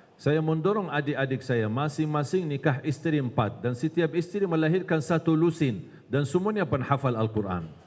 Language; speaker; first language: Malay; non-native, fluent; Arabic